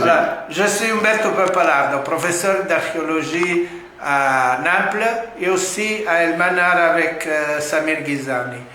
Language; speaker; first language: French; non-native, fluent; Italian